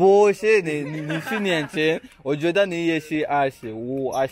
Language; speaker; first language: Chinese; non-native, learner; Rundi